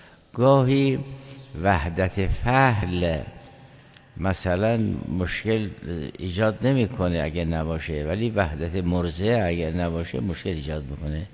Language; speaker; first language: Persian; native; Persian